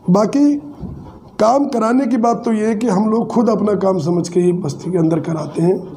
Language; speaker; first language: Hindi; native; Hindi